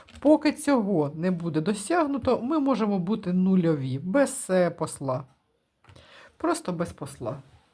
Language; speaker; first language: Ukrainian; non-native, local second language; Russian